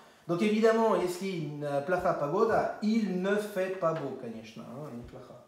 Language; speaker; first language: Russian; non-native, fluent; French